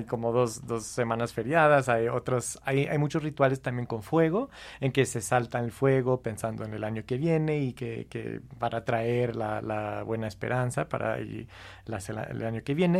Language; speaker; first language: Spanish; non-native, fluent; English